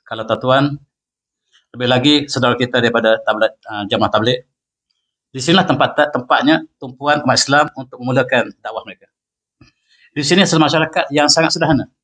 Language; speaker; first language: Malay; native; Malay